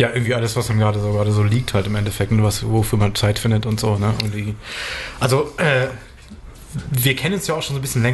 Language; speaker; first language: German; native; German